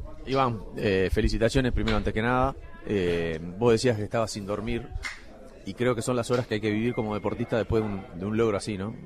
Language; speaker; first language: Spanish; native; Spanish